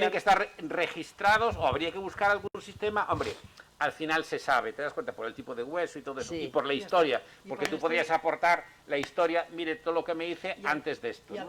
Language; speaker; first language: Spanish; native; Spanish